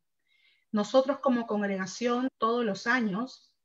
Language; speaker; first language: Spanish; native; Spanish